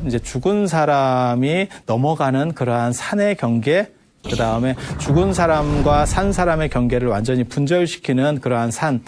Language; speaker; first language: Korean; native; Korean